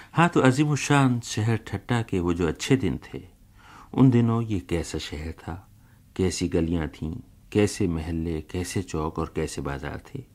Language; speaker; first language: Urdu; native; Urdu